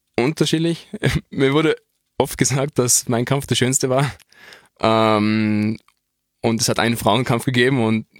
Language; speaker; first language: German; native; German